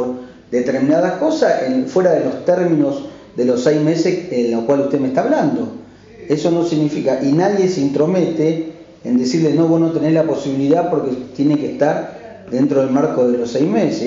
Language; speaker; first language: Spanish; native; Spanish